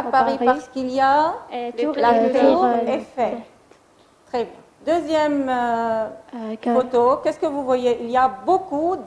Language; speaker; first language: French; non-native, fluent; Arabic